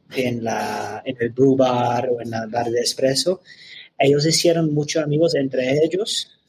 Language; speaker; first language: Spanish; non-native, fluent; English